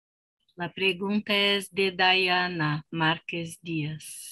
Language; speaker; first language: Spanish; non-native, fluent; Portuguese